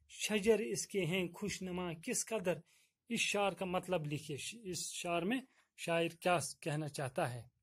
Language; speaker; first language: Urdu; non-native, local second language; Kashmiri